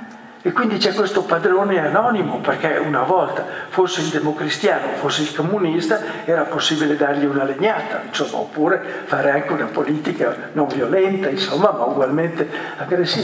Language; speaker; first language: Italian; native; Italian